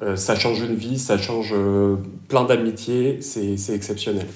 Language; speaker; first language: French; native; French